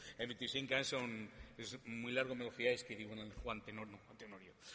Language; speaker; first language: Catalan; non-native, learner; Spanish